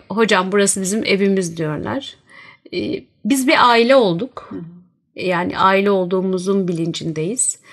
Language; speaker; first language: Turkish; native; Turkish